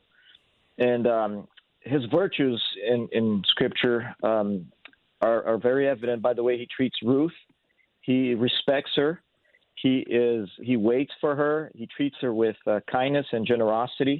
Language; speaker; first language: English; non-native, fluent; Portuguese